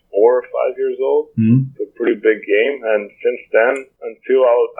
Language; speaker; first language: English; non-native, fluent; Portuguese